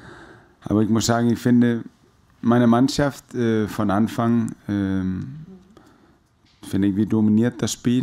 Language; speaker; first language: German; non-native, fluent; Danish